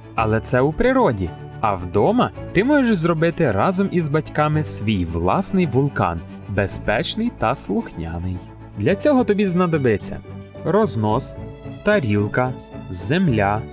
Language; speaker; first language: Ukrainian; native; Ukrainian